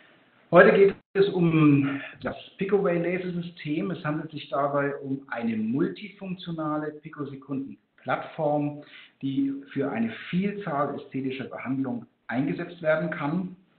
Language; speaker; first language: German; native; German